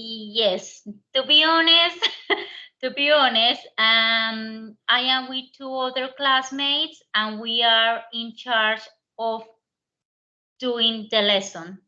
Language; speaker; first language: English; non-native, learner; Spanish